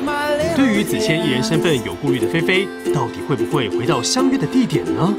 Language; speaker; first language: Chinese; native; Chinese